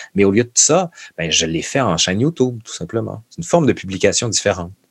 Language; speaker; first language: French; native; French